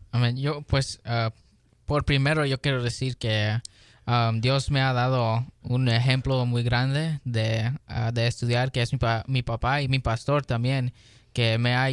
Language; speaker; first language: Spanish; early bilingual, heritage; Spanish